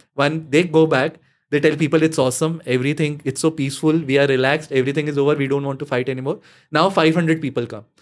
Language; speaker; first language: English; non-native, local second language; Punjabi